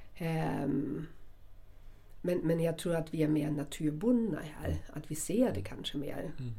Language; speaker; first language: Swedish; non-native, fluent; German